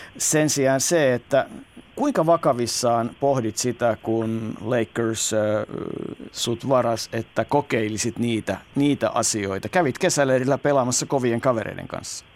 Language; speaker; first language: Finnish; native; Finnish